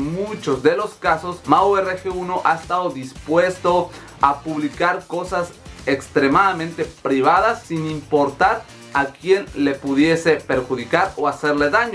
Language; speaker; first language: Spanish; native; Spanish